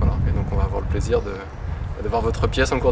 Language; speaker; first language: French; native; French